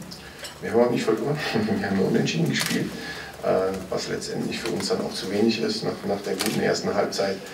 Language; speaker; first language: German; native; German